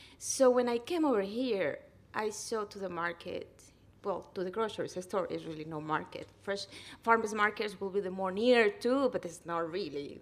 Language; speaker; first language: English; non-native, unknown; Spanish